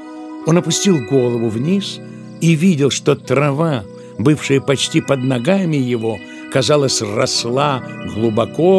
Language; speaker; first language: Russian; native; Russian